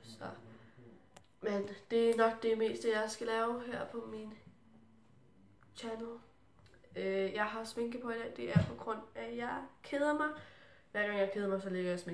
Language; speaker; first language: Danish; early bilingual, heritage; Danish